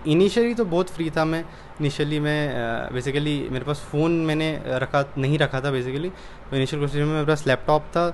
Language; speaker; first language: Hindi; native; Hindi